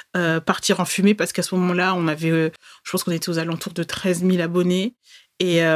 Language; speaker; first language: French; native; French